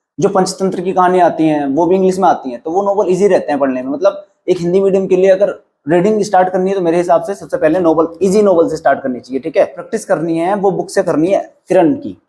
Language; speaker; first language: Hindi; native; Hindi